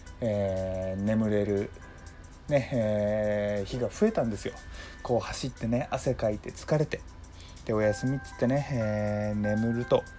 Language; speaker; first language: Japanese; native; Japanese